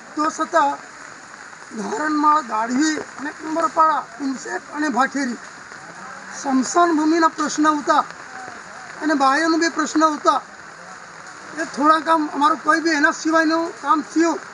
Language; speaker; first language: Gujarati; non-native, local second language; Kukna